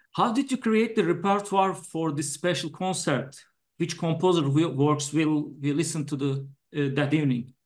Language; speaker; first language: English; non-native, fluent; Turkish